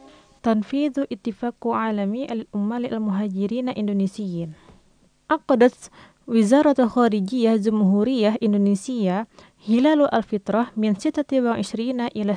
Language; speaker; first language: Arabic; non-native, fluent; Indonesian